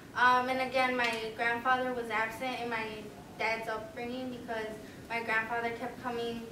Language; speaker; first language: English; native; English